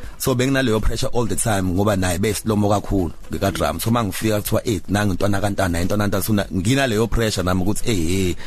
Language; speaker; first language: Zulu; native; Zulu